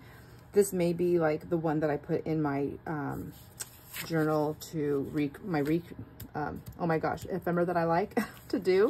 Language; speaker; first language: English; native; English